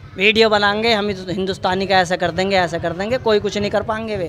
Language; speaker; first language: Hindi; native; Hindi